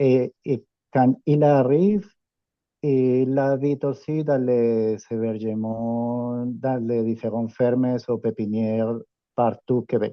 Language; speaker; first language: French; non-native, fluent; Spanish